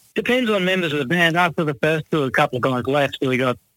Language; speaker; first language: English; native; English